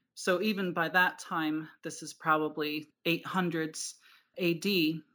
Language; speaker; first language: English; native; English